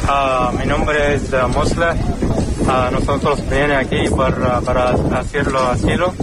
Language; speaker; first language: Spanish; non-native, learner; Arabic